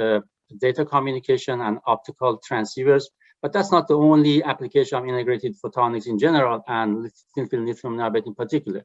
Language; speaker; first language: English; non-native, fluent; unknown